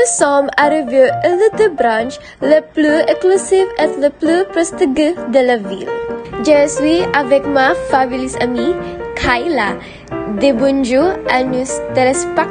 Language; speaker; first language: French; non-native, learner; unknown